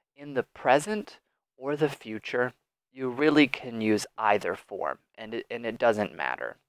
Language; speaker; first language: English; native; English